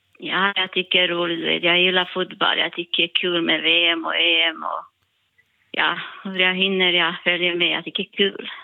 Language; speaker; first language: Swedish; non-native, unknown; Serbian